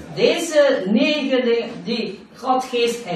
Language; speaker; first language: Dutch; non-native, learner; Indonesian